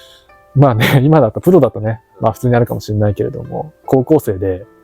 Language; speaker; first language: Japanese; native; Japanese